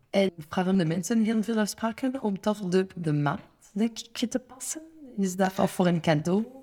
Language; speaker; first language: Dutch; non-native, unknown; French